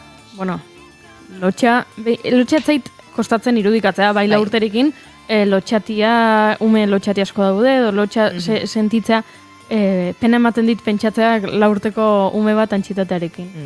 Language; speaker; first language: Basque; native; Basque